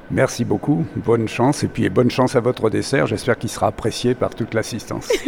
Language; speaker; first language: French; native; French